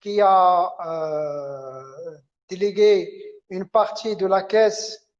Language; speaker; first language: French; non-native, local second language; Arabic